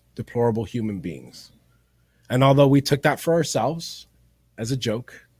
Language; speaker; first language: English; early bilingual, other home language; Spanish